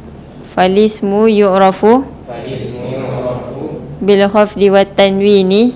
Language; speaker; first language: Arabic; non-native, learner; Malay